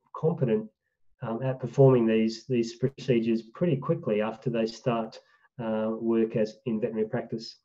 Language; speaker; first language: English; native; English